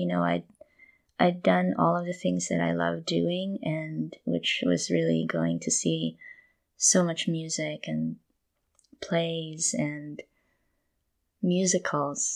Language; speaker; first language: English; non-native, local second language; Filipino